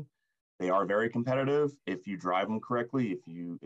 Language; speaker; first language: English; native; English